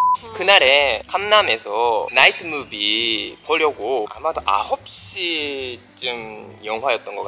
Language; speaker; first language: Korean; non-native, fluent; Japanese